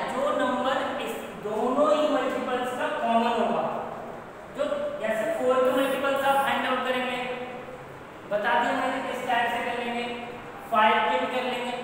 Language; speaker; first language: Hindi; native; Hindi